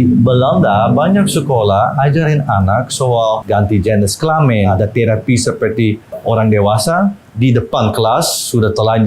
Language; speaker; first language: Indonesian; non-native, fluent; Dutch